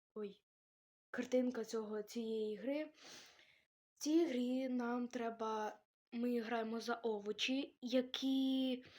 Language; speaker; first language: Ukrainian; native; Ukrainian